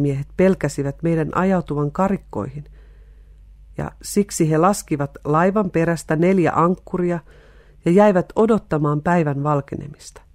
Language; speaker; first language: Finnish; native; Finnish